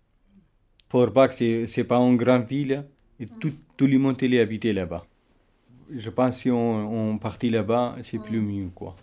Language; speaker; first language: French; non-native, learner; Kurdish